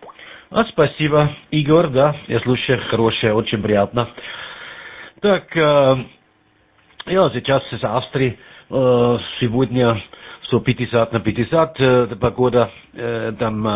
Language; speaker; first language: Russian; non-native, learner; German